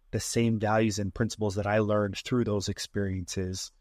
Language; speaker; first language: English; native; English